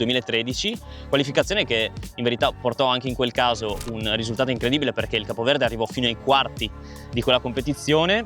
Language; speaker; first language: Italian; native; Italian